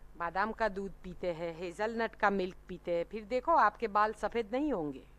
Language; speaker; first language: Hindi; non-native, local second language; Gujarati